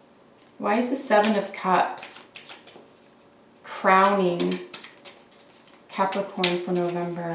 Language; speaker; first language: English; native; English